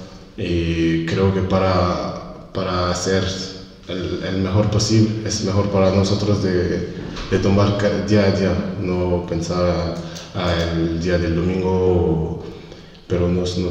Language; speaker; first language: Spanish; non-native, fluent; French